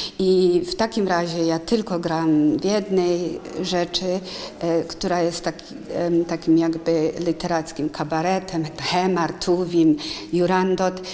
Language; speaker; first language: Polish; early bilingual, heritage; Polish